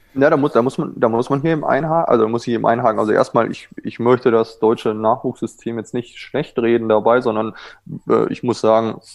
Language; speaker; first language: German; native; German